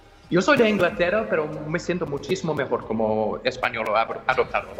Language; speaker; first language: Spanish; non-native, fluent; English